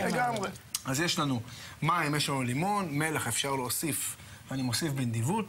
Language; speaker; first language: Hebrew; native; Hebrew